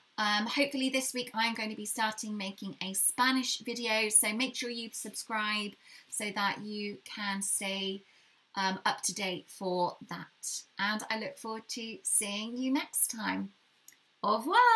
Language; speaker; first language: English; native; English